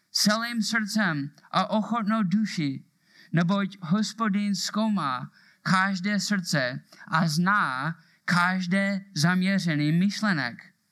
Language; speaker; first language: Czech; native; Czech